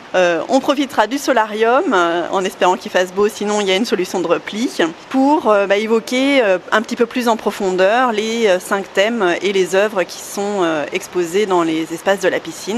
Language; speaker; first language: French; native; French